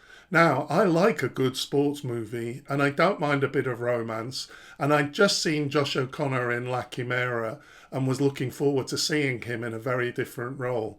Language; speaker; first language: English; native; English